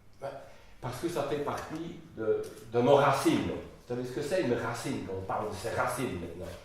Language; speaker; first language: French; non-native, local second language; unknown